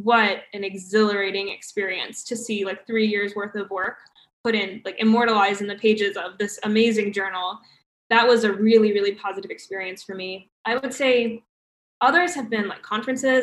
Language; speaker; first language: English; native; English